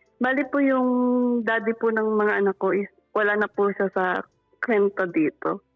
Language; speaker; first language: Filipino; non-native, local second language; Pangasinan